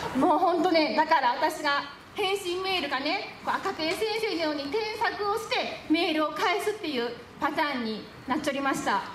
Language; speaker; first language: Japanese; native; Japanese